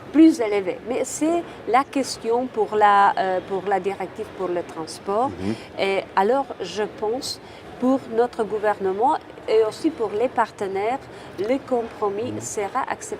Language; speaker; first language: French; non-native, fluent; Czech